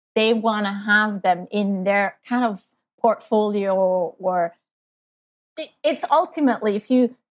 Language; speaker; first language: English; non-native, fluent; German